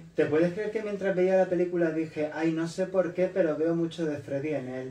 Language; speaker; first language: Spanish; native; Spanish